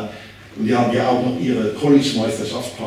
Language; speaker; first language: German; native; German